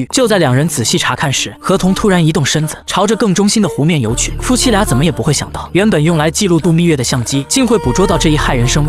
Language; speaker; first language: Chinese; native; Chinese